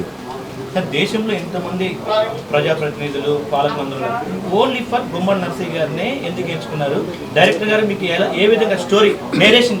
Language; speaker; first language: Telugu; native; Telugu